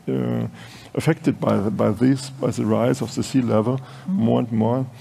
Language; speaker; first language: English; non-native, fluent; German